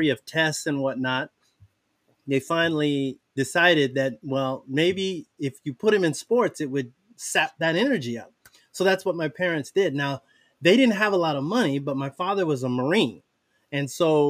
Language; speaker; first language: English; native; English